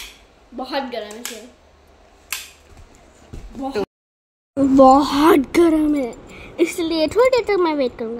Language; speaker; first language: Hindi; native; Hindi